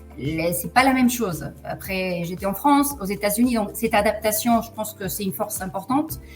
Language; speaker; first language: French; non-native, fluent; Spanish